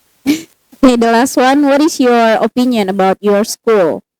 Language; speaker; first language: English; non-native, fluent; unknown